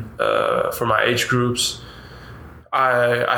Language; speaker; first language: English; non-native, fluent; Dutch